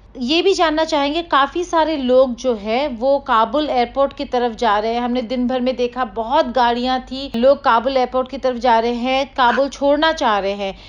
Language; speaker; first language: Urdu; native; Urdu